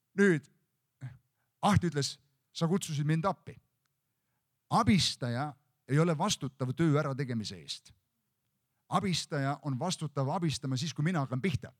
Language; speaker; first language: Estonian; native; Estonian